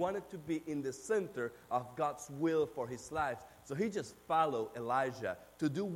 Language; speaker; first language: English; non-native, fluent; Spanish